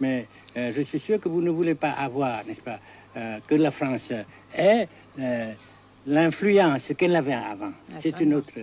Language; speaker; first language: French; non-native, local second language; Vietnamese